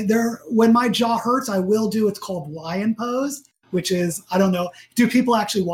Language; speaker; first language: English; native; English